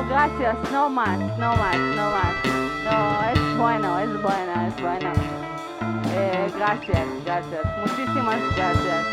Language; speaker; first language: Spanish; non-native, learner; Hebrew